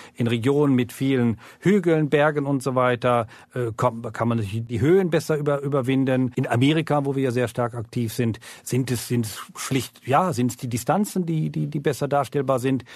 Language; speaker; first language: German; native; German